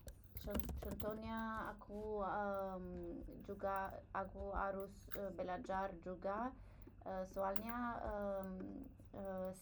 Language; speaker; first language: Indonesian; non-native, learner; English